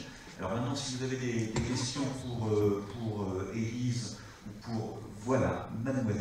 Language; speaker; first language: French; native; French